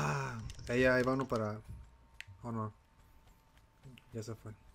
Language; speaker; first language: Spanish; native; Spanish